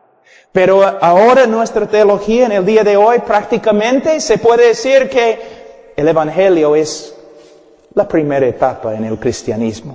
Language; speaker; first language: Spanish; non-native, fluent; English